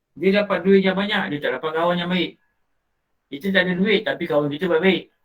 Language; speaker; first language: Malay; native; Malay